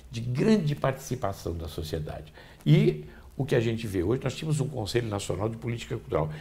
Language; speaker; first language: Portuguese; native; Portuguese